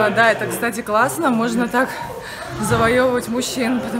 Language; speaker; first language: Russian; native; Russian